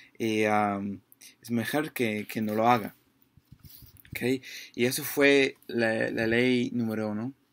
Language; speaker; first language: Spanish; non-native, learner; English